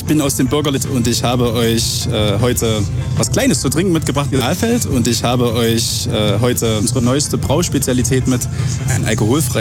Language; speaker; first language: German; native; German